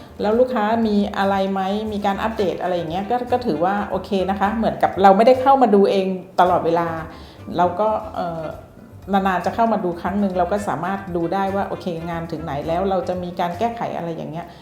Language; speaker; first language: Thai; native; Thai